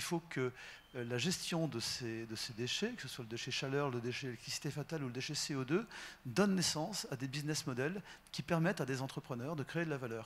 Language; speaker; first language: French; native; French